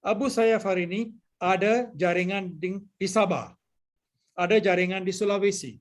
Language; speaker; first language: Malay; non-native, local second language; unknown